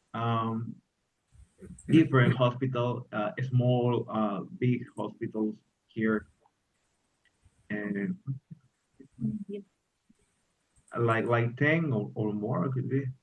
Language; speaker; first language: English; non-native, learner; Spanish